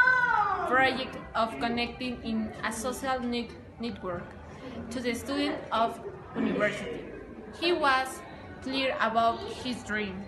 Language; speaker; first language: English; non-native, learner; Spanish